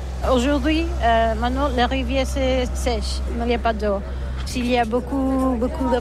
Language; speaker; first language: French; non-native, learner; Catalan